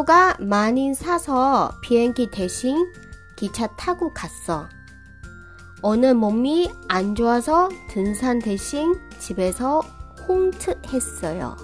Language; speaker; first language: Korean; non-native, fluent; Chinese